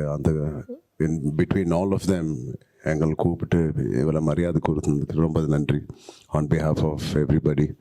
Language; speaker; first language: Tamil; non-native, local second language; Telugu